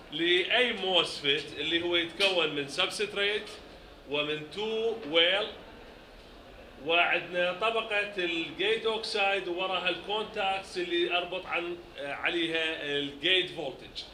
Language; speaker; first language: Arabic; native; Arabic